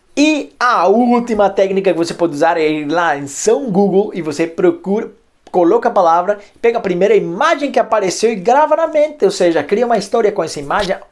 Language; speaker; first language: Portuguese; non-native, fluent; Spanish